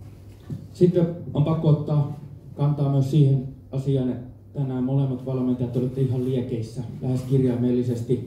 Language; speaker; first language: Finnish; native; Finnish